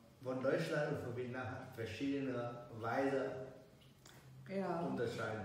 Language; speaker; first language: German; non-native, learner; Vietnamese